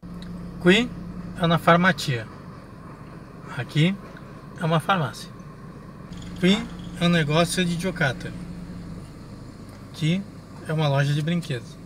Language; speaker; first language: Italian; non-native, learner; Portuguese